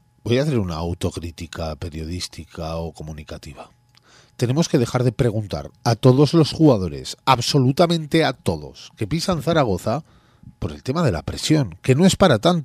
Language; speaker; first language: Spanish; native; Spanish